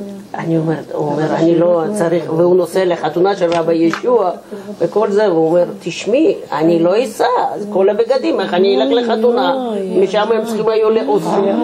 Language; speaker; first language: Hebrew; non-native, fluent; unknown